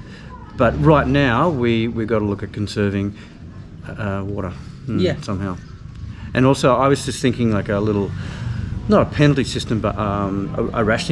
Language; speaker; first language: English; native; English